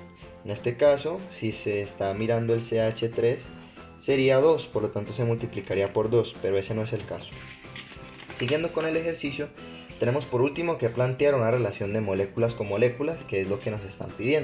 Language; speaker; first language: Spanish; native; Spanish